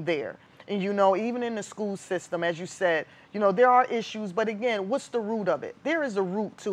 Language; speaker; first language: English; native; English